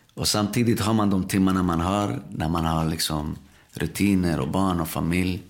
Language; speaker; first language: Swedish; early bilingual, other home language; Spanish